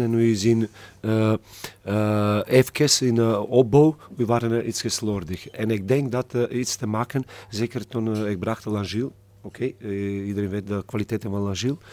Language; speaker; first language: Dutch; non-native, fluent; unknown